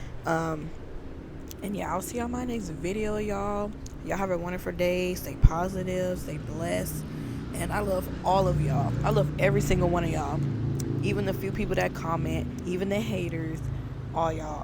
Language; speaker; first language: English; native; English